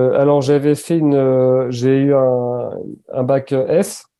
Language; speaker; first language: French; native; French